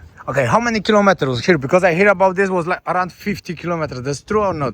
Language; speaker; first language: English; non-native, learner; Polish